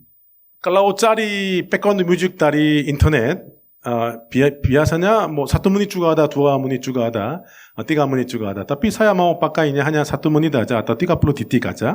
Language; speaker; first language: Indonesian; non-native, fluent; Korean